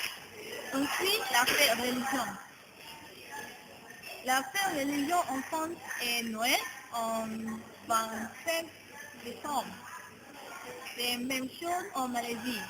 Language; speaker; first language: French; non-native, learner; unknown